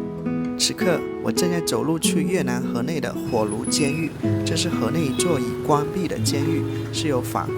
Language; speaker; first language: Chinese; native; Chinese